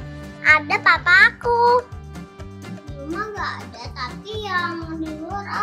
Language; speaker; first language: Indonesian; early bilingual, heritage; Indonesian